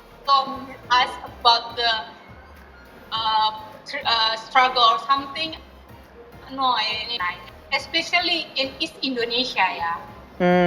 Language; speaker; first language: English; non-native, learner; Indonesian